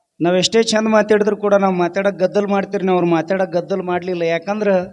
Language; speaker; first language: Kannada; non-native, local second language; Lambadi